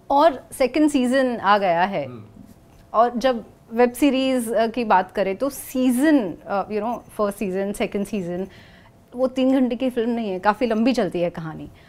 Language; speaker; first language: Hindi; non-native, local second language; Gujarati